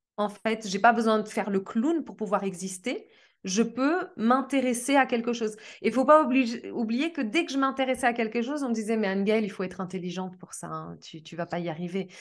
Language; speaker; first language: French; early bilingual, other home language; Portuguese